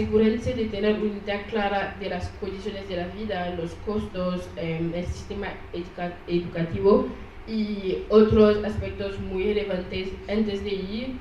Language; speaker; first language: Spanish; non-native, learner; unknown